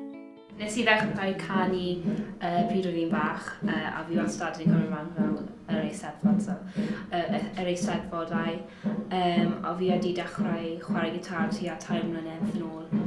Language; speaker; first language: Welsh; non-native, local second language; English